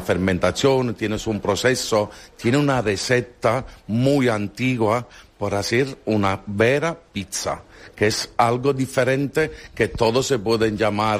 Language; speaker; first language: Spanish; non-native, fluent; Italian